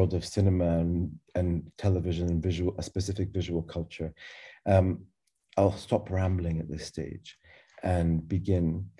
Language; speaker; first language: English; native; English